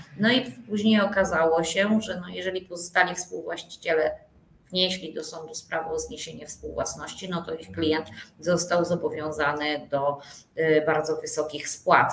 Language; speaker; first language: Polish; native; Polish